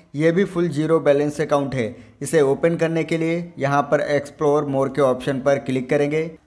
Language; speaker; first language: Hindi; native; Hindi